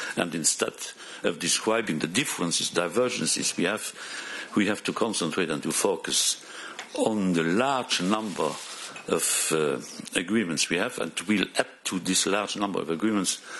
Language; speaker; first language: English; non-native, fluent; Luxembourgish